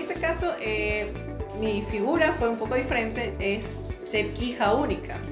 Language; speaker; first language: Spanish; native; Spanish